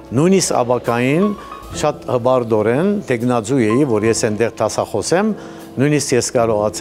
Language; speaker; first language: Armenian; early bilingual, heritage; Armenian